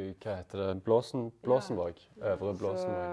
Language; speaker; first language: Norwegian; native; Norwegian